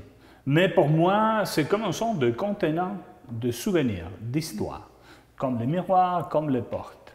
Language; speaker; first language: French; non-native, fluent; Spanish